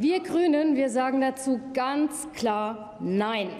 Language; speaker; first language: German; native; German